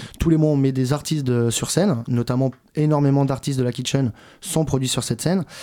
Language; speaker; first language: French; native; French